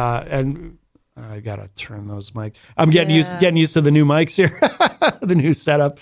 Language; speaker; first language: English; native; English